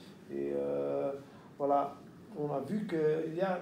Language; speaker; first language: French; non-native, local second language; Dutch